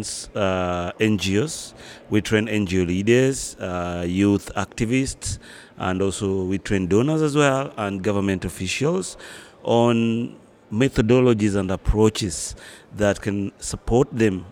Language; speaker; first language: English; non-native, local second language; Luo (Kenya and Tanzania)